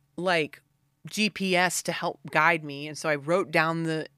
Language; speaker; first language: English; native; English